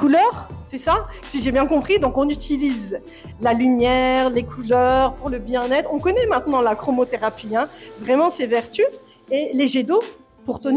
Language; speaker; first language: French; native; French